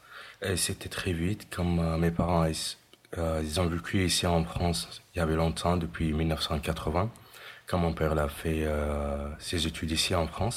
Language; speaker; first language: French; non-native, fluent; Arabic